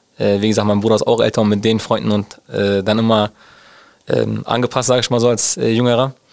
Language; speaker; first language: German; early bilingual, other home language; Turkish